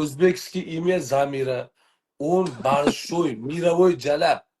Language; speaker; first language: Russian; non-native, learner; Uzbek